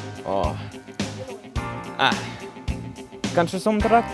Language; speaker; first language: Kyrgyz; non-native, learner; English